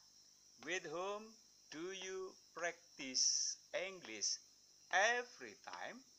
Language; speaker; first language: English; non-native, fluent; Indonesian